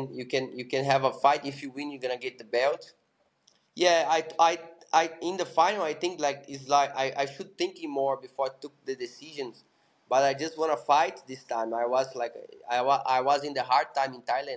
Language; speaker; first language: English; non-native, learner; Portuguese